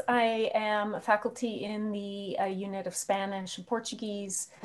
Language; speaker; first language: English; native; English